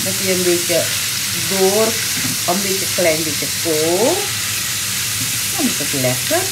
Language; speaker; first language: Dutch; non-native, local second language; Caribbean Hindustani